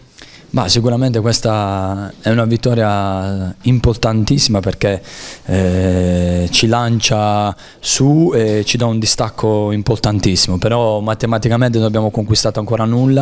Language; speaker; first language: Italian; native; Italian